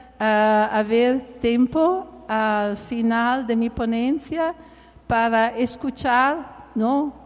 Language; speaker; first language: Spanish; non-native, fluent; Italian